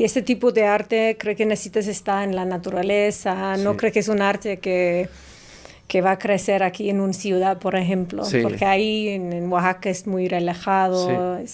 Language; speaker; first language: Spanish; non-native, fluent; English